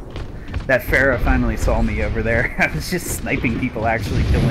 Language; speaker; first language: English; native; English